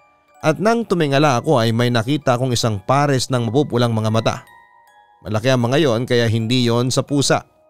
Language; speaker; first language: Filipino; native; Filipino